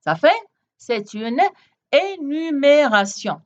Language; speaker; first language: French; non-native, local second language; Arabic